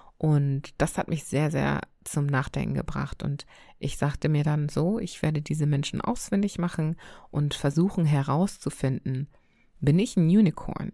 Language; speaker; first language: German; early bilingual, other home language; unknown